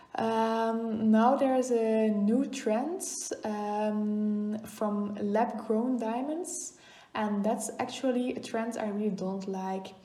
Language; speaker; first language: English; non-native, fluent; Dutch